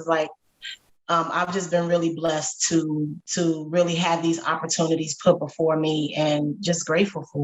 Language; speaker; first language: English; native; English